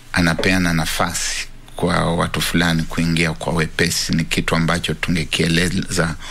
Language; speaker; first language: Swahili; non-native, local second language; Luyia